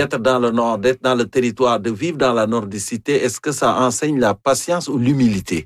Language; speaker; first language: French; native; French